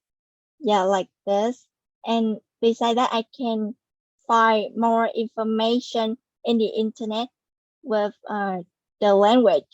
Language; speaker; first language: English; non-native, learner; Vietnamese